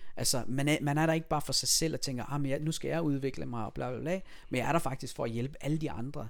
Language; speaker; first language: Danish; early bilingual, other home language; Persian